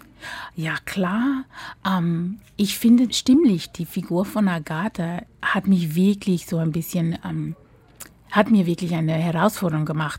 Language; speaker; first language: German; non-native, fluent; English